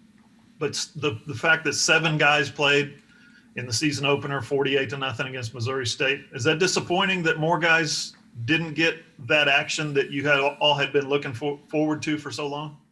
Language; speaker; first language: English; native; English